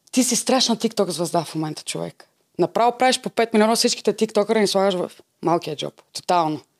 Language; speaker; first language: Bulgarian; native; Bulgarian